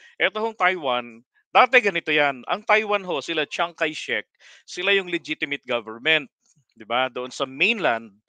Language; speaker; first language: Filipino; native; Filipino